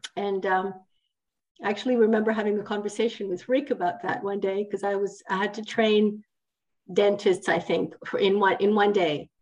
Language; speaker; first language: English; non-native, fluent; Italian